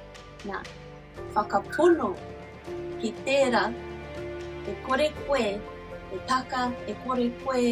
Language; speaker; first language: Māori; non-native, local second language; English